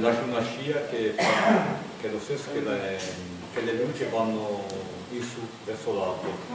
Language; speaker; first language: Italian; native; Italian